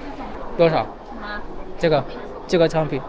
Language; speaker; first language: Chinese; non-native, learner; Amharic